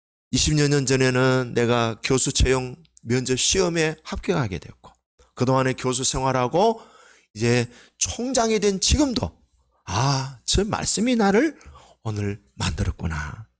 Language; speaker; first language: Korean; native; Korean